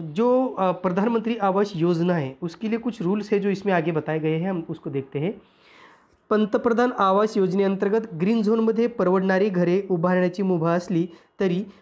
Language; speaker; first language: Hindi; non-native, local second language; Marathi